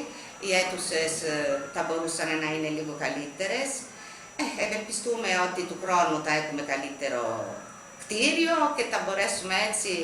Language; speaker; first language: Greek; non-native, fluent; Italian